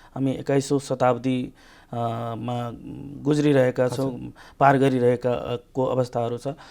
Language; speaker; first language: Nepali; non-native, local second language; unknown